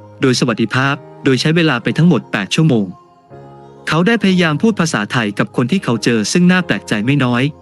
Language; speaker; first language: Thai; native; Thai